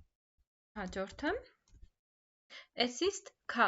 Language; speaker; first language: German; non-native, fluent; Armenian